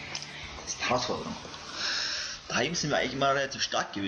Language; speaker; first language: German; native; German